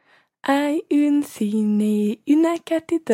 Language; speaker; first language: Spanish; non-native, learner; English